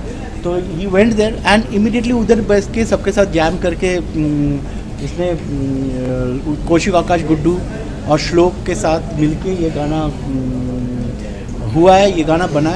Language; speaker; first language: Hindi; non-native, local second language; Bangla